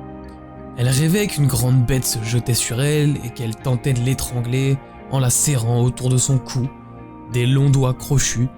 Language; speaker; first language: French; native; French